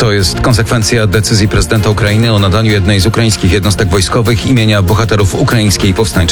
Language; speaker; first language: Polish; native; Polish